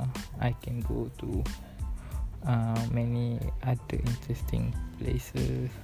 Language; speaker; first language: English; non-native, learner; Malay